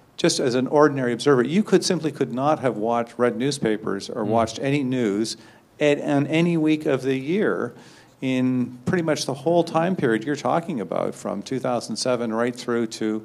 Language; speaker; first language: English; native; English